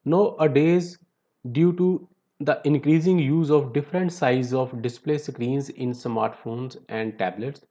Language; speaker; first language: English; non-native, local second language; Punjabi